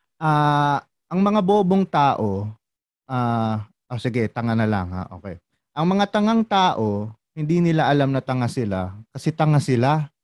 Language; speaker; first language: Filipino; native; Filipino